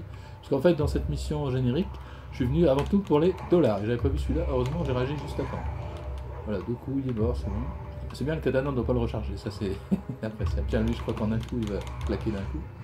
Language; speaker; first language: French; native; French